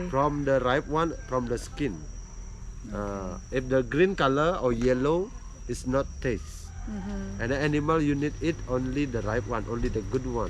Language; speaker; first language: English; non-native, learner; Indonesian